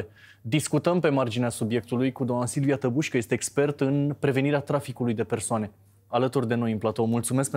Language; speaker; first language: Romanian; native; Romanian